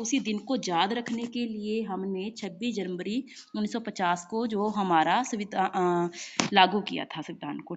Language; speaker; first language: Hindi; non-native, local second language; Punjabi